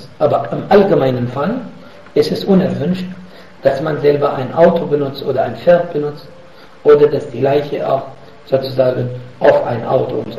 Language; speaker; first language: German; non-native, fluent; Arabic